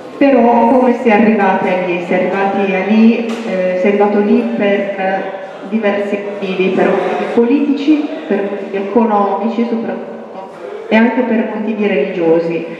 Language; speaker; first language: Italian; native; Italian